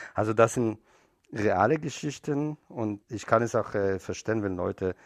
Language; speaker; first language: German; non-native, fluent; Hebrew